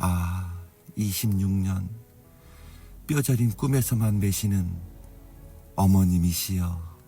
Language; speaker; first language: Korean; native; Korean